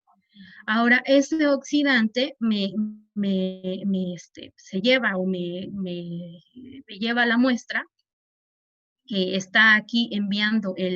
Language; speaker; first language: Spanish; native; Spanish